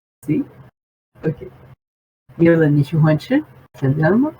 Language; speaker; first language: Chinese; non-native, fluent; Portuguese